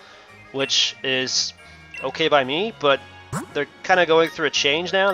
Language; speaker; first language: English; native; English